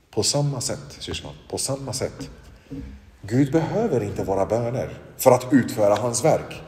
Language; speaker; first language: Swedish; non-native, local second language; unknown